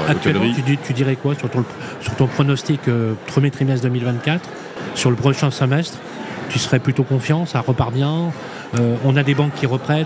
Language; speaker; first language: French; native; French